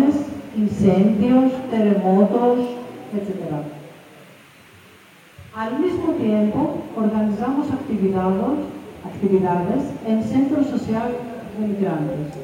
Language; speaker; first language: Spanish; non-native, fluent; Greek